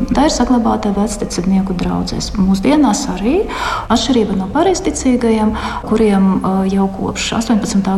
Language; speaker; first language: Latvian; non-native, local second language; Russian